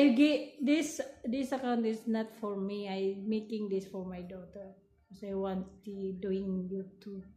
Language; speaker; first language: English; non-native, local second language; Filipino